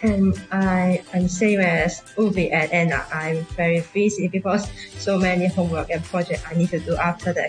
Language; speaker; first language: English; non-native, local second language; Cantonese